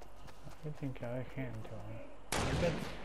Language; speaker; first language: Spanish; native; Spanish